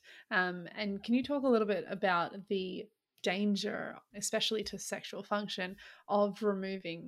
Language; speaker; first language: English; native; English